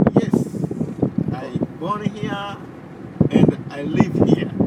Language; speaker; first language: English; non-native, local second language; Swahili